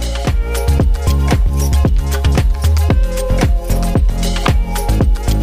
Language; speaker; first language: English; non-native, fluent; Spanish